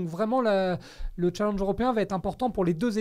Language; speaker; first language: French; native; French